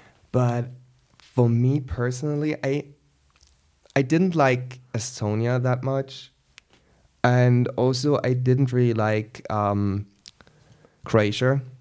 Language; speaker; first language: English; non-native, fluent; German